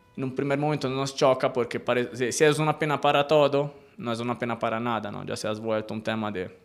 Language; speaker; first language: Spanish; non-native, fluent; Italian